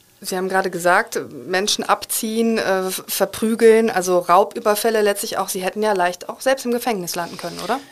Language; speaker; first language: German; native; German